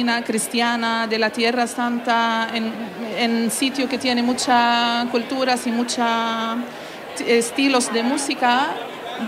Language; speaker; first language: Spanish; non-native, learner; Hebrew